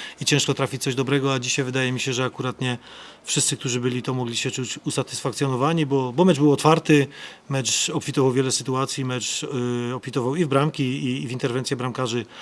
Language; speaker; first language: Polish; native; Polish